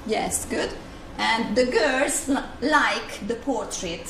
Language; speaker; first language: English; non-native, fluent; Hungarian